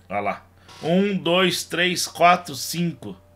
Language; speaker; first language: Portuguese; native; Portuguese